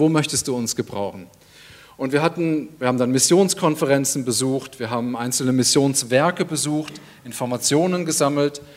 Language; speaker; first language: German; native; German